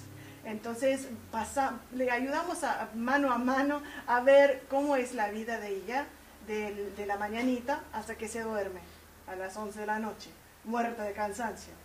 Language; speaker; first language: Spanish; early bilingual, heritage; Spanish